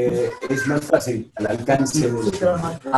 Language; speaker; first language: Spanish; native; Spanish